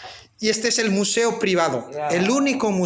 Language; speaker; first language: Spanish; non-native, fluent; Indonesian